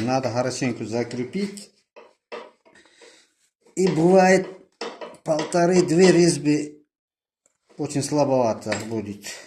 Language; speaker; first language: Russian; non-native, local second language; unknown